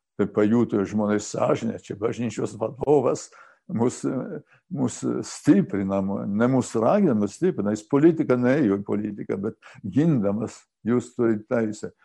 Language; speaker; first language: Lithuanian; early bilingual, heritage; Lithuanian